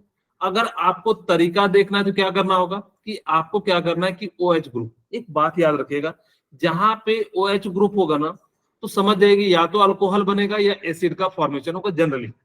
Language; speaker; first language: Hindi; native; Hindi